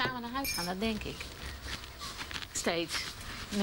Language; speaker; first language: Dutch; native; Dutch